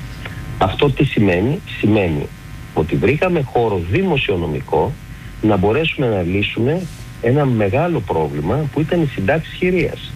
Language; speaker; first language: Greek; native; Greek